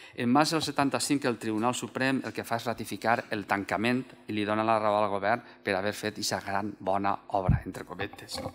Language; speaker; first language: Catalan; native; Catalan